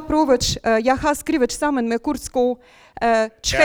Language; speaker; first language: Danish; non-native, local second language; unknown